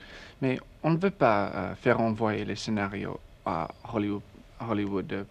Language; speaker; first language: French; non-native, learner; English